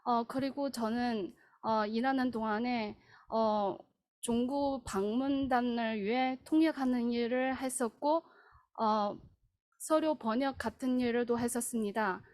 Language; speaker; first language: Korean; non-native, fluent; Chinese